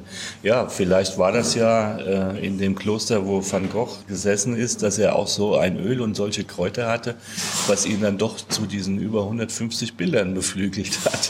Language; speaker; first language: German; native; German